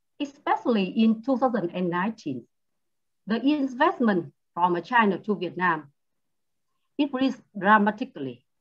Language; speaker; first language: English; non-native, learner; Vietnamese